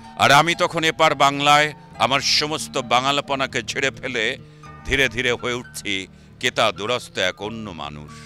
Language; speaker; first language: Bangla; native; Bangla